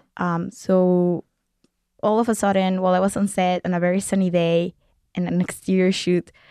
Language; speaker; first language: English; non-native, fluent; Spanish